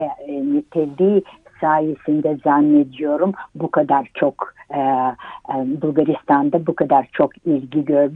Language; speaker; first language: Turkish; early bilingual, heritage; Turkish